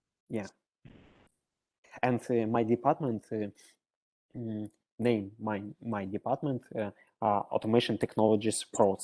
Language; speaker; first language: English; non-native, learner; Russian